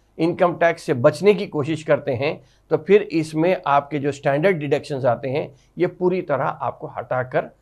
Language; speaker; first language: Hindi; non-native, local second language; Urdu